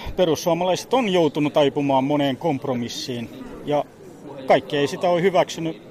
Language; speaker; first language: Finnish; native; Finnish